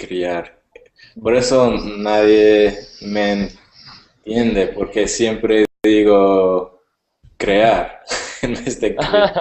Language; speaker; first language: Spanish; non-native, learner; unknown